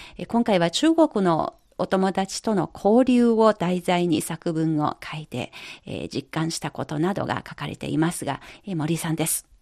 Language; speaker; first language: Japanese; non-native, fluent; Chinese